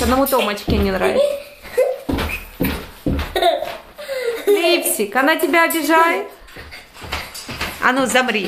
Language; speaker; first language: Russian; native; Russian